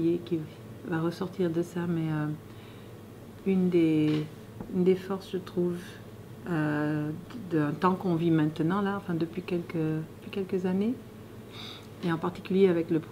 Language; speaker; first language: French; native; French